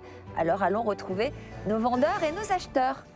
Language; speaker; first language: French; native; French